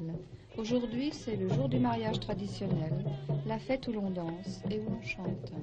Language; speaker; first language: French; native; French